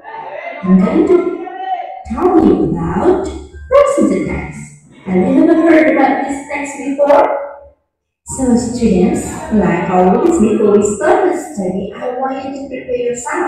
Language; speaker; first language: English; non-native, fluent; Indonesian